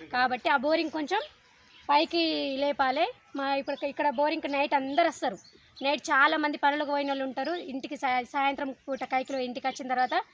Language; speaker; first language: Telugu; native; Telugu